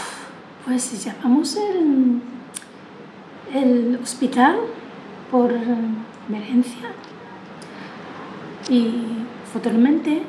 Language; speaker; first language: Spanish; non-native, learner; Chinese